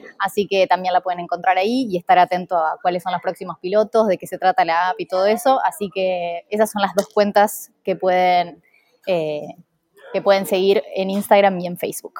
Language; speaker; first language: Spanish; native; Spanish